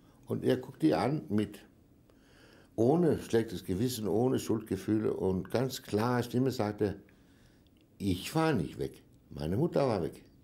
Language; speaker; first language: German; non-native, fluent; Danish